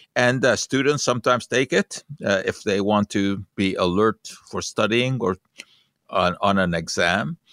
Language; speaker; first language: English; non-native, fluent; Hungarian